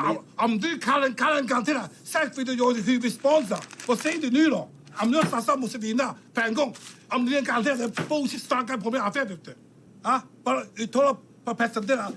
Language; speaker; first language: Swedish; non-native, learner; Somali